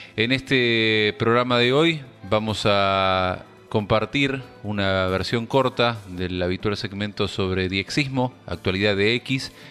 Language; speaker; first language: Spanish; native; Spanish